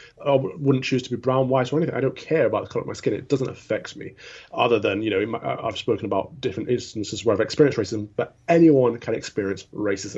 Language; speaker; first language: English; native; English